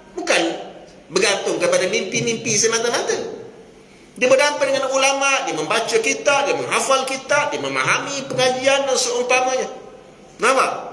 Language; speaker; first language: Malay; native; Malay